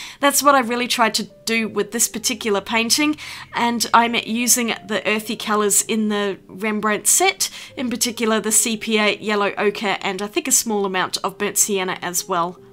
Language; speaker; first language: English; native; English